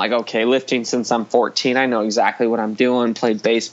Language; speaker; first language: English; native; English